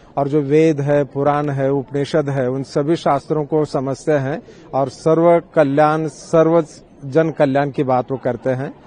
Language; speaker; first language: Hindi; native; Hindi